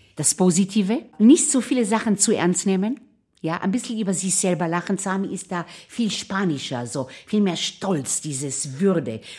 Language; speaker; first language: German; non-native, fluent; Hebrew